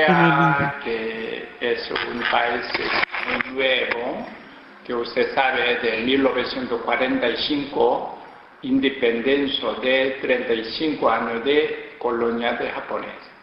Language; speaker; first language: Spanish; non-native, learner; Korean